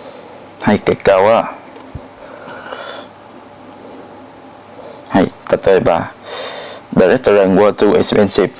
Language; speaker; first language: Japanese; non-native, learner; Thai